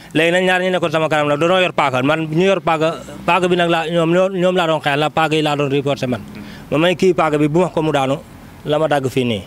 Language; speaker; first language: Wolof; native; Wolof